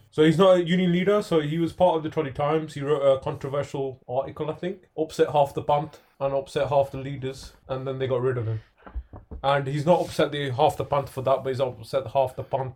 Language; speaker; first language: English; early bilingual, other home language; Punjabi